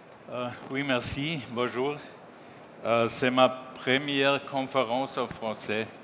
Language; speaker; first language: French; non-native, learner; German